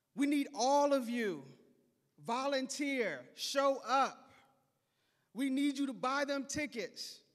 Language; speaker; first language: English; native; English